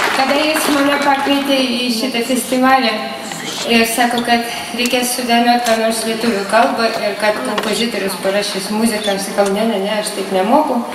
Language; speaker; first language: Lithuanian; non-native, fluent; Russian